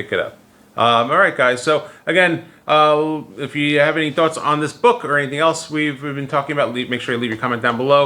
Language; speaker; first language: English; native; English